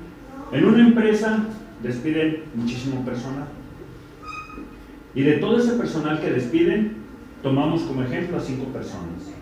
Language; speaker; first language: Spanish; native; Spanish